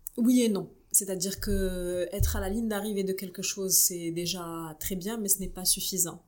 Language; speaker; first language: French; non-native, local second language; Arabic